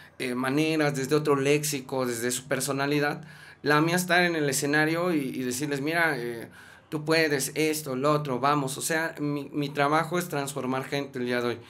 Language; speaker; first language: Spanish; native; Spanish